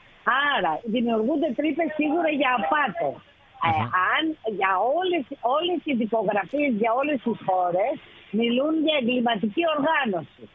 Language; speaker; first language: Greek; native; Greek